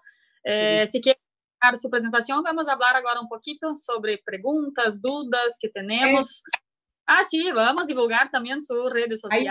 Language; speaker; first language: Spanish; non-native, learner; Portuguese